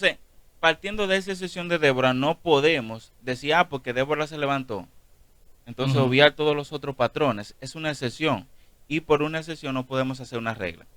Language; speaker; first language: Spanish; native; Spanish